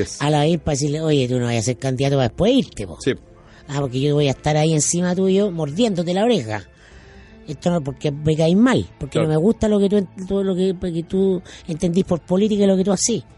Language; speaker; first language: Spanish; native; Spanish